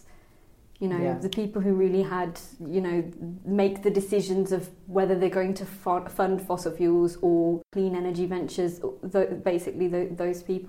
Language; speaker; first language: English; native; English